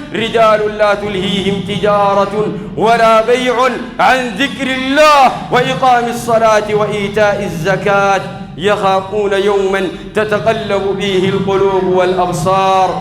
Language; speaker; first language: Arabic; native; Arabic